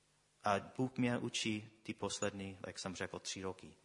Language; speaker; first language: Czech; non-native, fluent; English